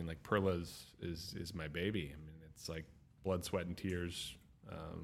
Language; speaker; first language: English; native; English